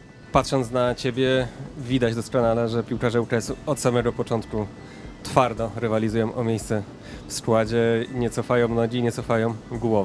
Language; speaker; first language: Polish; native; Polish